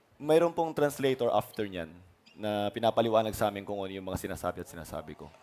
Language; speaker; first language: Filipino; native; Filipino